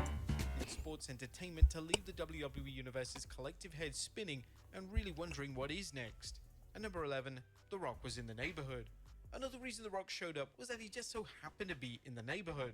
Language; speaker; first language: English; native; English